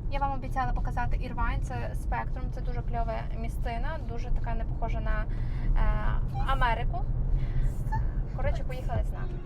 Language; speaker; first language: Ukrainian; native; Ukrainian